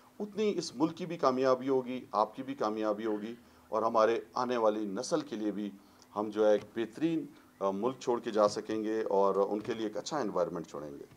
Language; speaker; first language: Urdu; non-native, local second language; Pashto